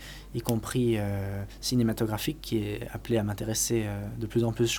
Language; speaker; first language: French; native; French